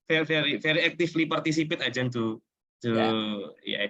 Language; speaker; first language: English; non-native, learner; Indonesian